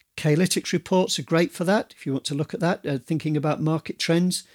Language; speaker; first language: English; native; English